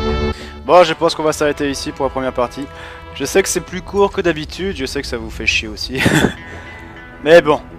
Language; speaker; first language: French; native; French